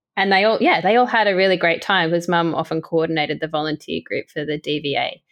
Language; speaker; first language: English; native; English